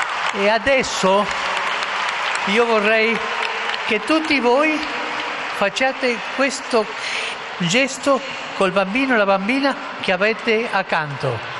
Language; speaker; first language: Italian; early bilingual, heritage; Spanish